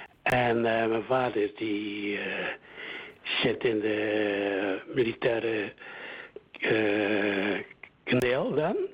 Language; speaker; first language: Dutch; early bilingual, other home language; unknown